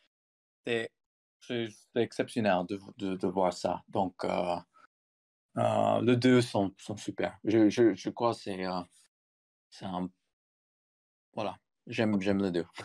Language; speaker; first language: French; non-native, fluent; English